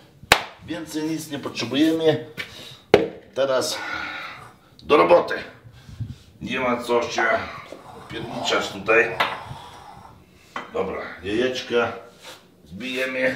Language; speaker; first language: Polish; non-native, fluent; Lithuanian